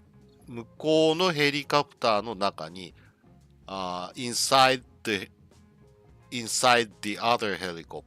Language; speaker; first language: Japanese; non-native, learner; English